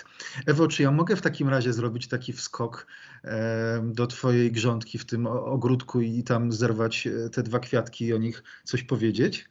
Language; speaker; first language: Polish; native; Polish